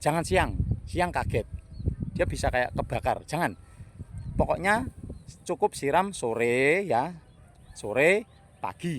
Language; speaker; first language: Indonesian; non-native, local second language; Javanese